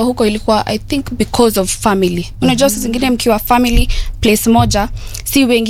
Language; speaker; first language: Swahili; native; Swahili